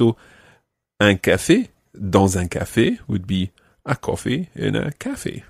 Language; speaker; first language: French; non-native, fluent; English